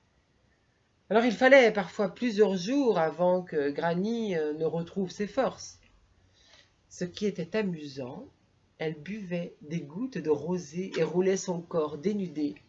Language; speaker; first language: French; native; French